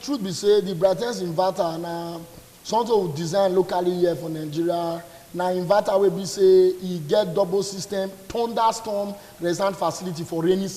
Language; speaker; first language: English; non-native, local second language; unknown